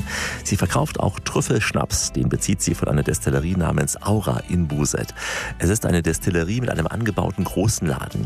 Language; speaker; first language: German; native; German